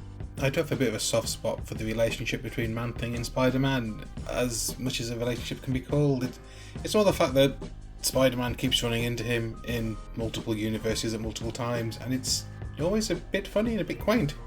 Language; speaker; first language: English; native; English